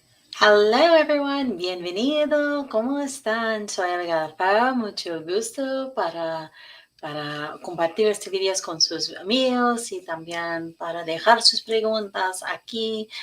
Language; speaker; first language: Spanish; non-native, learner; English